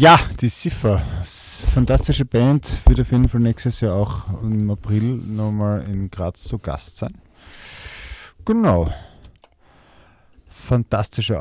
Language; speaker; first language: German; native; German